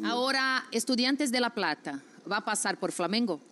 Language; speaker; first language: Spanish; non-native, learner; Portuguese